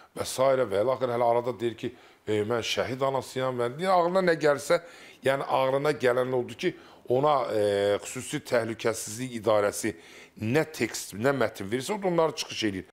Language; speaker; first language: Azerbaijani; non-native, local second language; Talysh